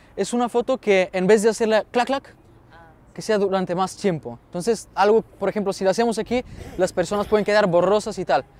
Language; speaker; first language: Spanish; non-native, fluent; Bulgarian